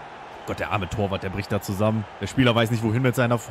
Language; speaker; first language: German; native; German